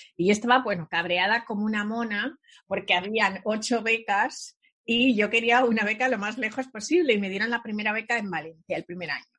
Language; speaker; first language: Spanish; early bilingual, other home language; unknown